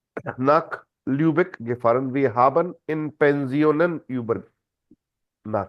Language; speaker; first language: German; non-native, fluent; Hindi